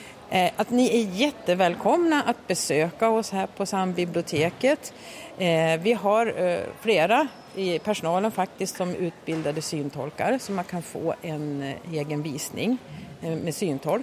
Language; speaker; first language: Swedish; native; Swedish